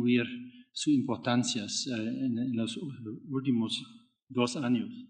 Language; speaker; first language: Spanish; non-native, learner; German